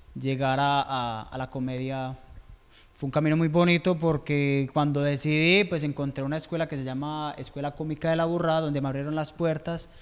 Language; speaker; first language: Spanish; native; Spanish